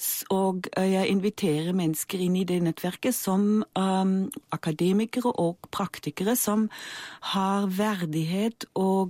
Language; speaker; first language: Norwegian; non-native, fluent; German